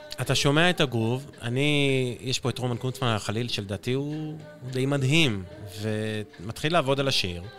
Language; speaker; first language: Hebrew; native; Hebrew